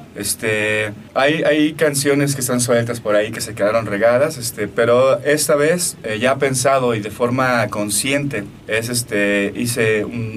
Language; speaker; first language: Spanish; native; Spanish